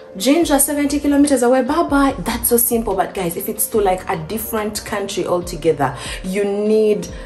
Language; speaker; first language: English; non-native, local second language; Ganda